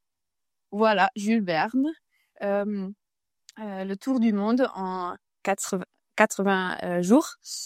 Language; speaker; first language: French; non-native, fluent; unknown